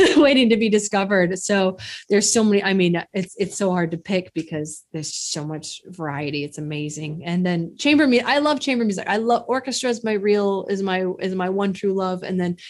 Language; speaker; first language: English; native; English